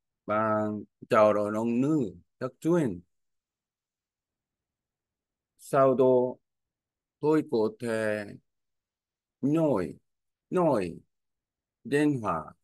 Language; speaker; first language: Vietnamese; non-native, learner; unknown